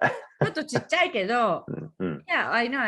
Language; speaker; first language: Japanese; native; Japanese